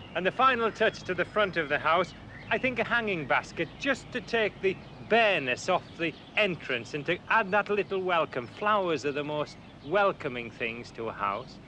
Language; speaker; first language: English; native; English